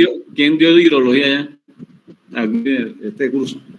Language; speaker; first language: Spanish; native; Spanish